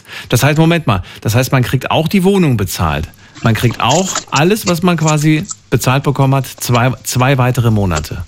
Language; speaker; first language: German; native; German